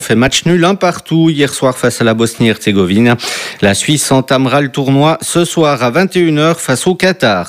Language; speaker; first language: French; native; French